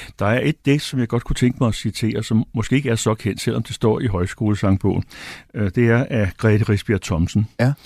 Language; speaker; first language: Danish; native; Danish